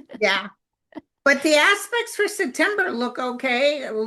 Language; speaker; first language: English; native; English